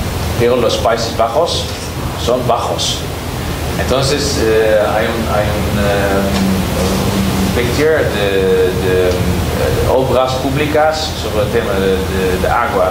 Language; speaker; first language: Spanish; non-native, learner; Dutch